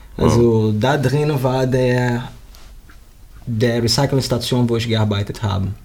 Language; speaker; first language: German; non-native, learner; Portuguese